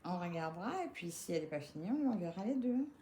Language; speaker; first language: French; native; French